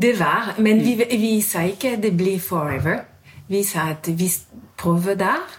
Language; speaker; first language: Norwegian; non-native, fluent; French